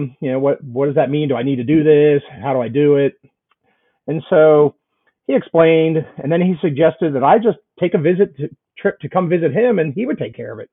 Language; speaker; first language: English; native; English